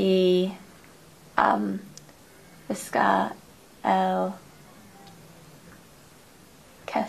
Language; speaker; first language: Spanish; non-native, learner; English